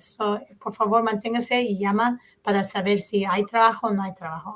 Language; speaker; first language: Spanish; early bilingual, heritage; Spanish